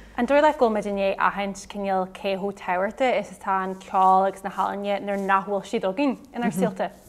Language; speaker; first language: Irish; non-native, local second language; English